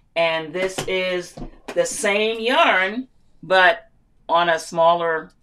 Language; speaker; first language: English; native; English